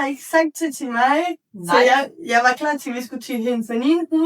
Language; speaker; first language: Danish; non-native, learner; Spanish